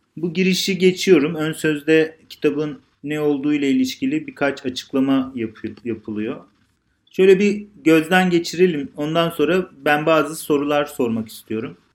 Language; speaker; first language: Turkish; native; Turkish